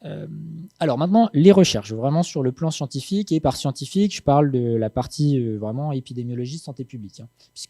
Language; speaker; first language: French; native; French